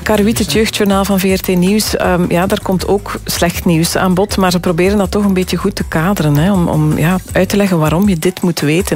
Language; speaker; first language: Dutch; native; Dutch